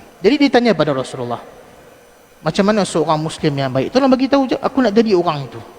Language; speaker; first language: Malay; native; Malay